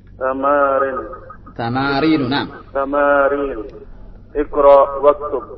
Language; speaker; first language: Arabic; non-native, learner; Indonesian